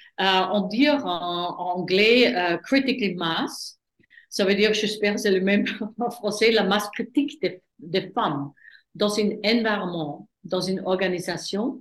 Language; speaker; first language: French; non-native, fluent; German